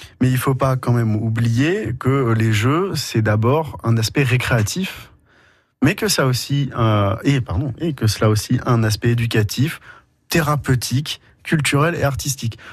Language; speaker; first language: French; native; French